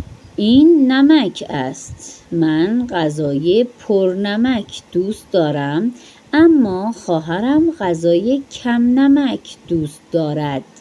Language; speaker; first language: Persian; non-native, fluent; Urdu